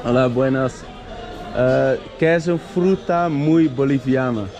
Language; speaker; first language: Spanish; non-native, learner; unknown